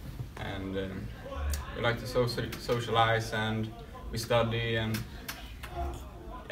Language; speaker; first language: English; non-native, fluent; Swedish